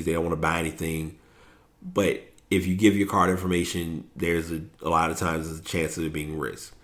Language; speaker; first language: English; native; English